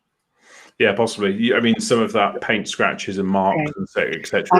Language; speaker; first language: English; native; English